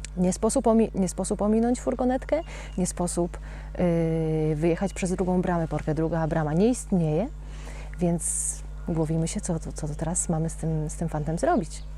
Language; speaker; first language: Polish; non-native, fluent; Spanish